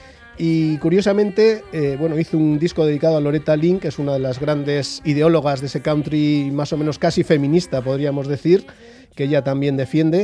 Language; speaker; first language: Spanish; native; Spanish